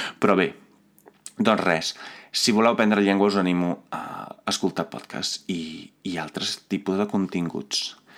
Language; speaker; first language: Catalan; non-native, fluent; Italian